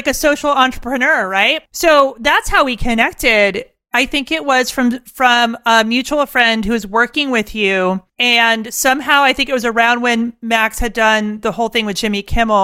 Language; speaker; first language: English; native; English